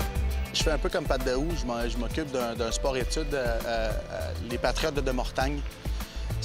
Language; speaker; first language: French; early bilingual, other home language; Spanish